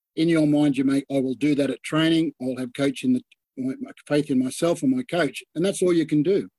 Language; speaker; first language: English; native; English